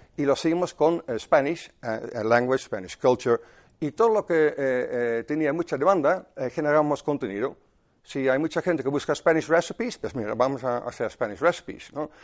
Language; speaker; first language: Spanish; non-native, fluent; Dutch